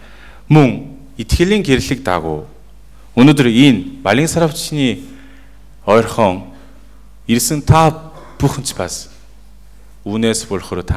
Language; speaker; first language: Mongolian; non-native, fluent; Korean